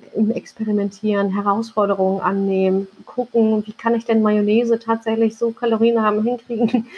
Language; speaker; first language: German; early bilingual, other home language; Turkish